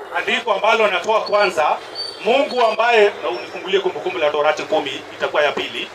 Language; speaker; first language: Swahili; non-native, local second language; Kikuyu